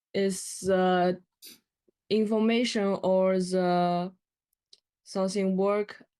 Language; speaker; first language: English; non-native, learner; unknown